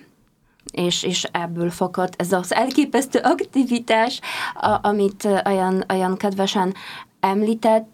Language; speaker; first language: Hungarian; non-native, fluent; Polish